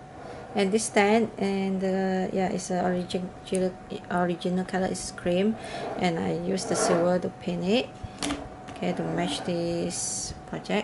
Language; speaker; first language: English; non-native, learner; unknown